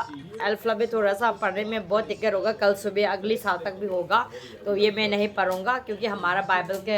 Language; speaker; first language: Hindi; non-native, local second language; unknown